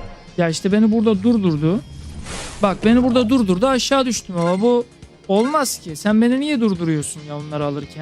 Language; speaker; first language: Turkish; native; Turkish